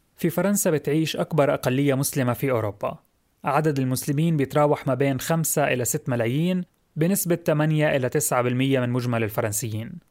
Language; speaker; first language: Arabic; native; Arabic